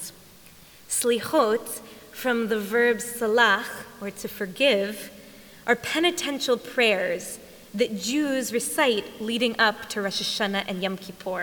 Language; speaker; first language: English; native; English